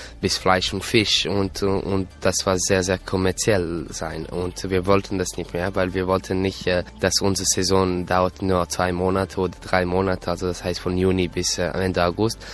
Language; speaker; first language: German; non-native, learner; Croatian